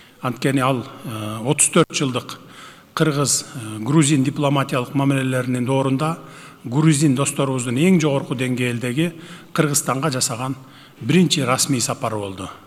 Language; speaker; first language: Kyrgyz; native; Kyrgyz